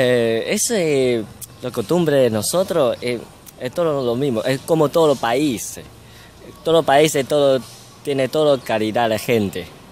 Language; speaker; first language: Spanish; non-native, learner; Chinese